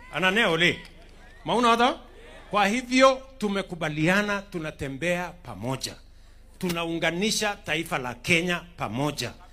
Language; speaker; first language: Swahili; non-native, local second language; Kalenjin